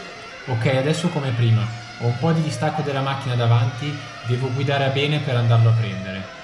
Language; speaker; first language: Italian; native; Italian